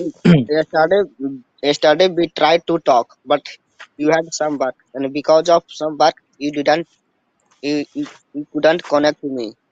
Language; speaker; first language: English; non-native, learner; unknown